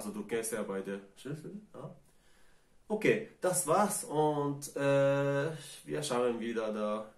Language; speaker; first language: German; non-native, fluent; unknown